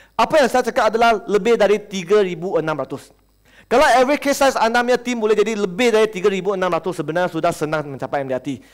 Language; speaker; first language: Malay; non-native, local second language; Chinese